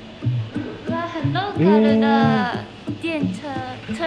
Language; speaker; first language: Chinese; non-native, learner; Japanese